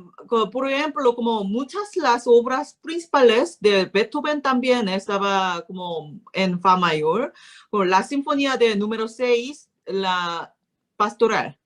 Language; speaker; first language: Spanish; non-native, learner; Korean